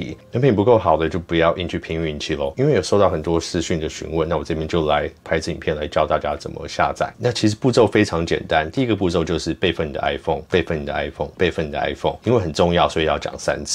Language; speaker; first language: Chinese; native; Chinese